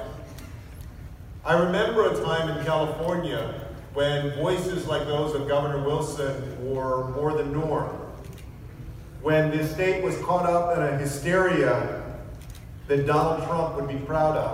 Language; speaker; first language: English; native; English